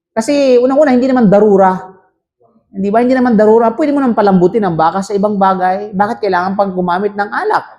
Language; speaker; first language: Filipino; non-native, local second language; Cebuano